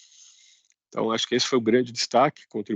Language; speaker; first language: Portuguese; native; Portuguese